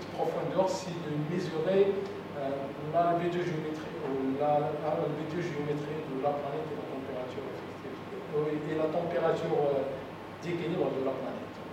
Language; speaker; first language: French; non-native, local second language; Arabic